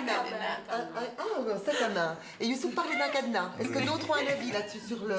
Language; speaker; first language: French; native; French